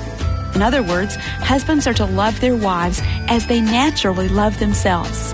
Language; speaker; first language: English; native; English